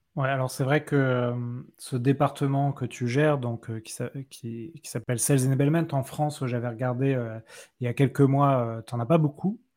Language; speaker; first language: French; native; French